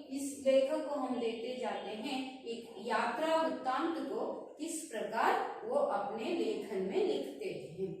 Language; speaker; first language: Hindi; non-native, local second language; Kannada